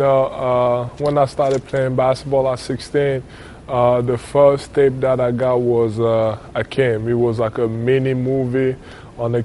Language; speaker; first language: English; non-native, local second language; French